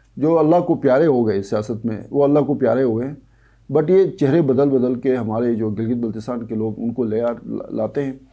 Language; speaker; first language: Urdu; non-native, local second language; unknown